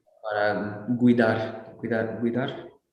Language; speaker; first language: Spanish; non-native, learner; English